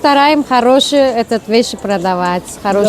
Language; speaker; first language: Russian; non-native, local second language; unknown